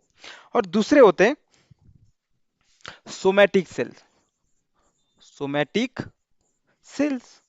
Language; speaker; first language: Hindi; non-native, local second language; Marathi